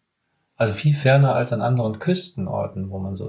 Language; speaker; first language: German; native; German